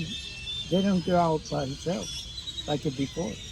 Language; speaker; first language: English; non-native, learner; Spanish